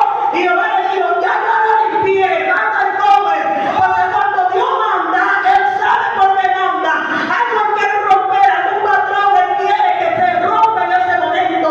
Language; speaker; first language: Spanish; native; Spanish